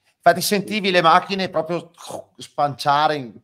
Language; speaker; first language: Italian; native; Italian